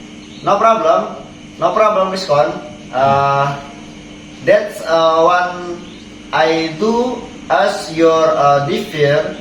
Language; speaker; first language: English; non-native, learner; Indonesian